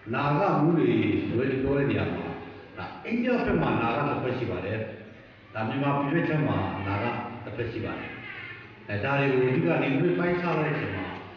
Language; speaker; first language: Burmese; non-native, local second language; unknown